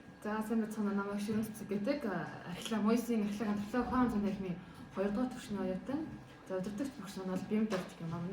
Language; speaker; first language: Mongolian; native; Mongolian